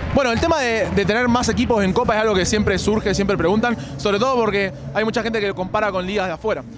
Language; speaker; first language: Spanish; native; Spanish